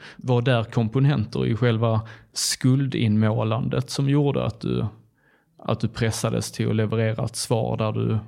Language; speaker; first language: Swedish; native; Swedish